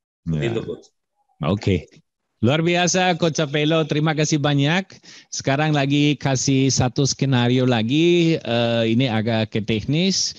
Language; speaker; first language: Indonesian; non-native, fluent; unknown